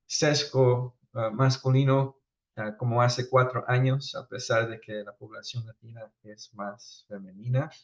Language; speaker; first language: Spanish; early bilingual, heritage; Spanish